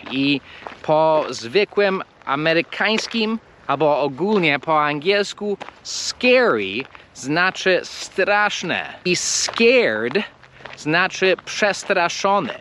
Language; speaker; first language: Polish; non-native, fluent; English